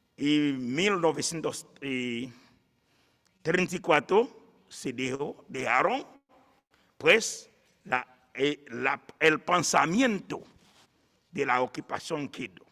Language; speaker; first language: Spanish; non-native, fluent; Haitian Creole